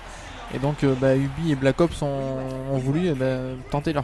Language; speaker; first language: French; native; French